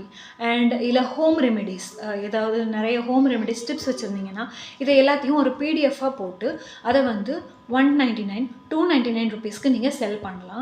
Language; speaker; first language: Tamil; native; Tamil